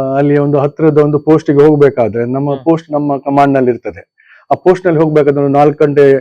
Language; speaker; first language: Kannada; non-native, local second language; Konkani